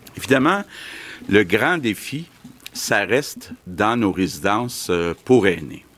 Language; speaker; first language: French; native; French